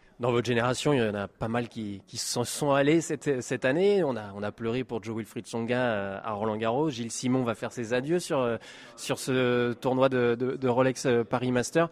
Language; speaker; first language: French; native; French